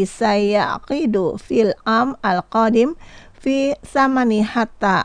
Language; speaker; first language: Arabic; non-native, fluent; Indonesian